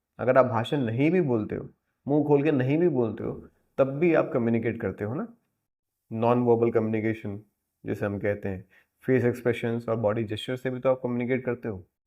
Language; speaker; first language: Hindi; native; Hindi